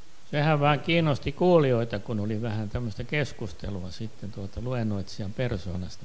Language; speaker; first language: Finnish; native; Finnish